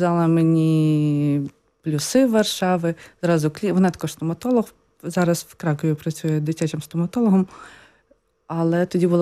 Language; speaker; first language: Ukrainian; native; Ukrainian